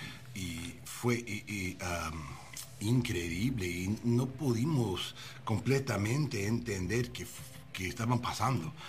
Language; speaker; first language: Spanish; non-native, learner; English